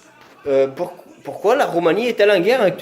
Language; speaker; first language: French; native; French